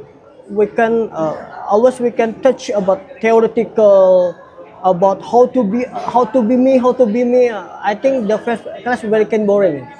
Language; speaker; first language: English; non-native, learner; Indonesian